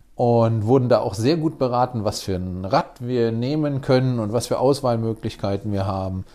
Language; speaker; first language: German; native; German